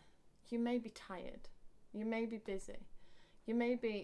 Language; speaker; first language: English; native; English